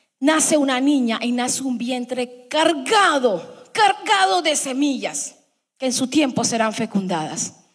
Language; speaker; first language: Spanish; early bilingual, heritage; Spanish